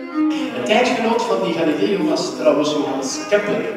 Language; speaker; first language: Dutch; native; Dutch